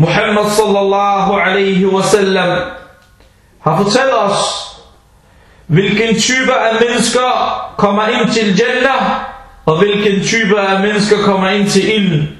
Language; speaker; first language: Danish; early bilingual, other home language; Arabic